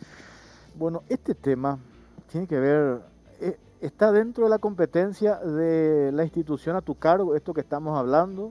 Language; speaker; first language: Spanish; native; Spanish